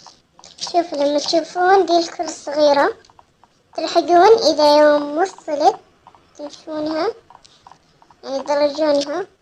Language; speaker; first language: Arabic; native; Arabic